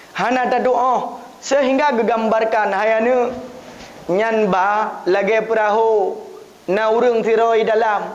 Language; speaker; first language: Malay; non-native, local second language; Achinese